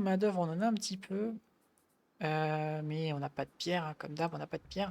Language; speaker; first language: French; native; French